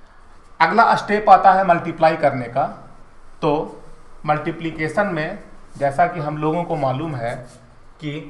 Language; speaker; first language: Hindi; native; Hindi